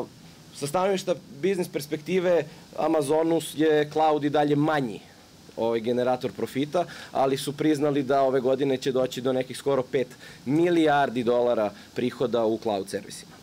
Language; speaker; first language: Serbian; native; Serbian